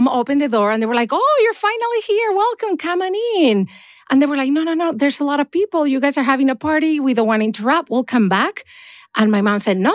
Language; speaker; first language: English; non-native, fluent; Spanish